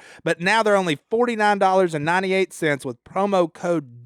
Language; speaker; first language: English; native; English